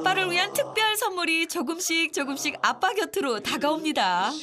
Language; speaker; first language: Korean; native; Korean